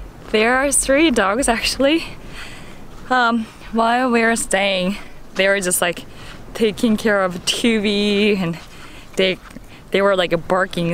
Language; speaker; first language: English; non-native, fluent; Korean